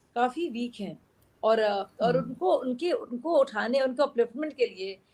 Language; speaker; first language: Hindi; native; Hindi